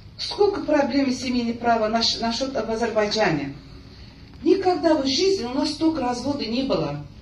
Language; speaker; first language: Russian; non-native, local second language; Azerbaijani